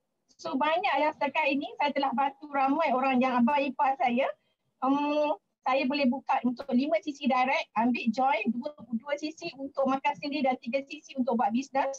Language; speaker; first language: Malay; native; Malay